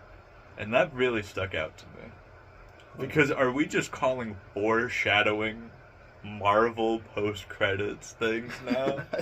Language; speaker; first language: English; native; English